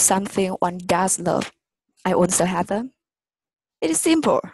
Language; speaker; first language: English; non-native, learner; Vietnamese